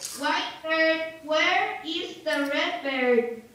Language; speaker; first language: English; non-native, learner; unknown